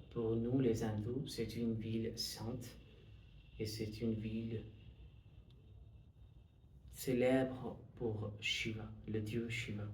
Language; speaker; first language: French; non-native, fluent; Hindi